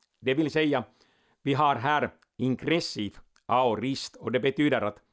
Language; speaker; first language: Swedish; non-native, local second language; Finnish